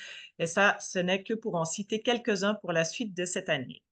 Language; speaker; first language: French; native; French